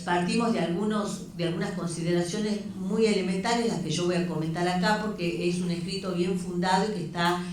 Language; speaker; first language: Spanish; native; Spanish